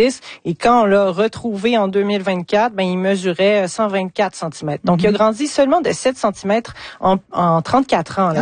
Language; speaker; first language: French; native; French